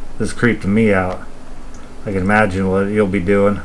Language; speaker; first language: English; native; English